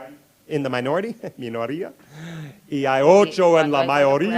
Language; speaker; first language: Spanish; non-native, learner; English